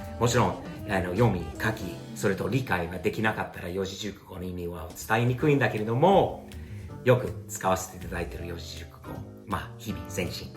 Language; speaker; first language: Japanese; non-native, fluent; English